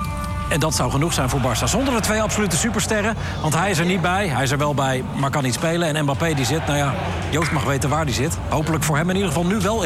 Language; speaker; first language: Dutch; native; Dutch